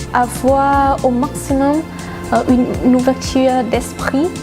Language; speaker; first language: French; non-native, fluent; Vietnamese